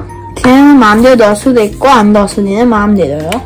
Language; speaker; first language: Korean; early bilingual, other home language; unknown